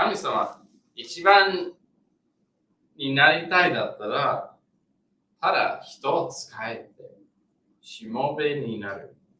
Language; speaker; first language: Japanese; non-native, fluent; English